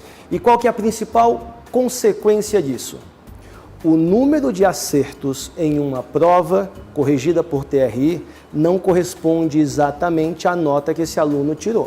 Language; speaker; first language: Portuguese; native; Portuguese